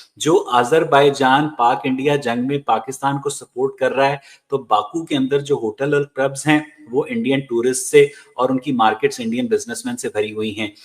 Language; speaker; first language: Urdu; native; Urdu